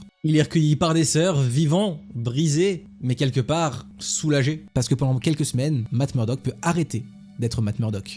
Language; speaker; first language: French; native; French